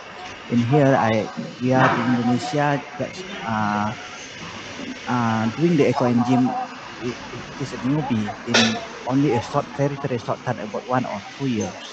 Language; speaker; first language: English; non-native, learner; Indonesian